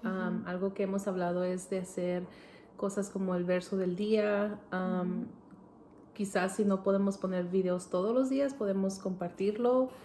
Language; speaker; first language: Spanish; early bilingual, heritage; Spanish